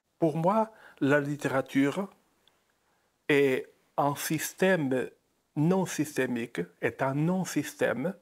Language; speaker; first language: French; non-native, fluent; Portuguese